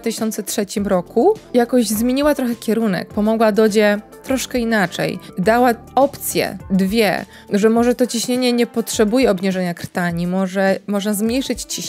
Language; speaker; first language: Polish; native; Polish